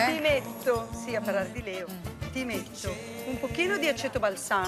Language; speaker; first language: Italian; native; Italian